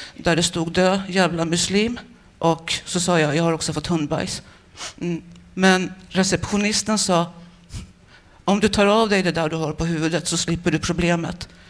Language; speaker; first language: Swedish; native; Swedish